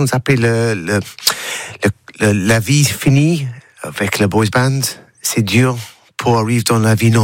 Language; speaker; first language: French; non-native, learner; English